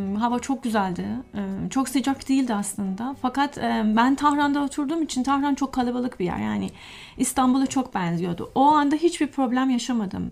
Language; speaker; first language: Turkish; non-native, fluent; Persian